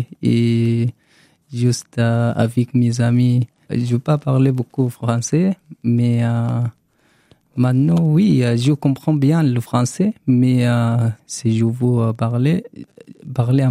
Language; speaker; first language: French; non-native, learner; Arabic